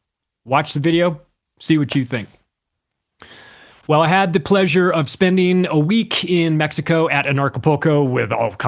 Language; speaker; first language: English; native; English